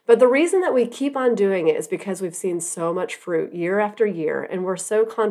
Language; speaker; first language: English; native; English